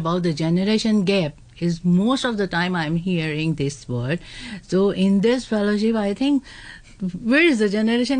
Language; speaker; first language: English; non-native, local second language; Urdu